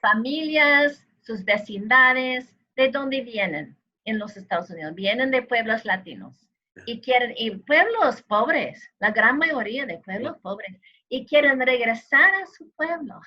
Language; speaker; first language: Spanish; non-native, fluent; English